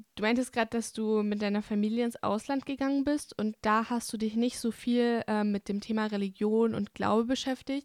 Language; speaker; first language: German; native; German